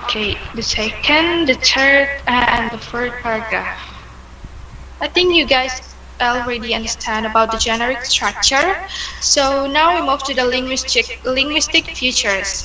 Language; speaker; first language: English; non-native, learner; Indonesian